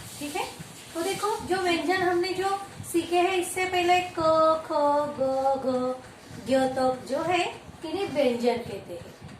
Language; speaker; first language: Hindi; non-native, local second language; Marathi